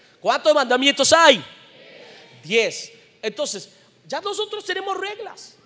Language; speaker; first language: Spanish; native; Spanish